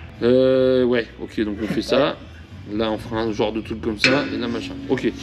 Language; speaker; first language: French; native; French